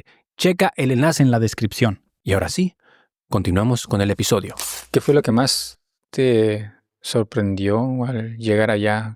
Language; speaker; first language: Spanish; native; Spanish